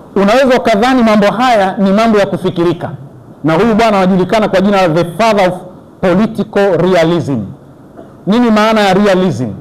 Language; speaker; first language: Swahili; native; Swahili